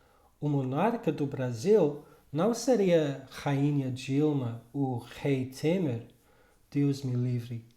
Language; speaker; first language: Portuguese; non-native, fluent; English